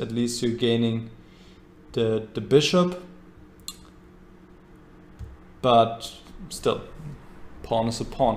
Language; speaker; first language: English; non-native, fluent; German